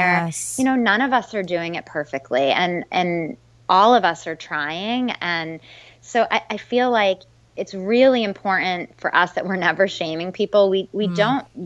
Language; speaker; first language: English; native; English